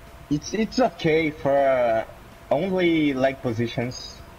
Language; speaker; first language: English; non-native, learner; Portuguese